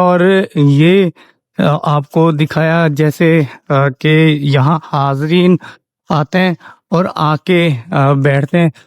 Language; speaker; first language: Urdu; non-native, local second language; Punjabi